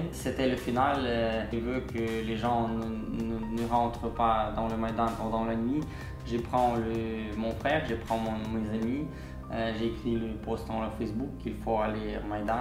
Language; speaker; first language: French; non-native, learner; Ukrainian